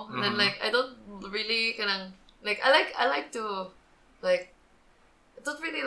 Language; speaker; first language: English; native; English